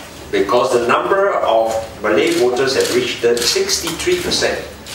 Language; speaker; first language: English; non-native, local second language; Min Nan Chinese